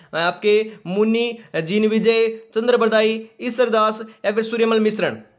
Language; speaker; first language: Hindi; native; Hindi